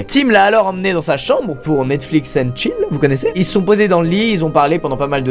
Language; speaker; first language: French; native; French